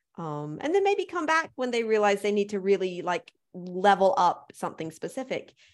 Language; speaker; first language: English; native; English